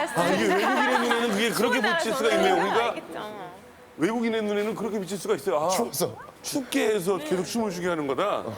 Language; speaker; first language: Korean; native; Korean